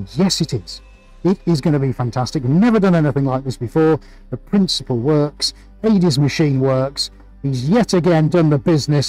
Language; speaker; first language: English; native; English